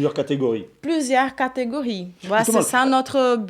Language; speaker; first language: French; non-native, fluent; Portuguese